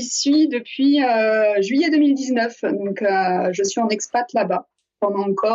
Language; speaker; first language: French; native; French